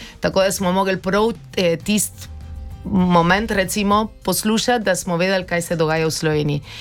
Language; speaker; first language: Slovenian; early bilingual, heritage; Slovenian